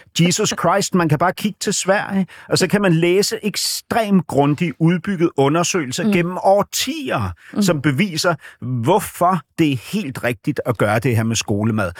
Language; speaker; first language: Danish; native; Danish